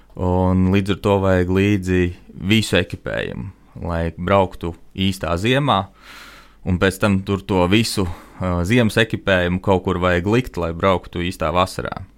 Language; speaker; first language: Latvian; native; Latvian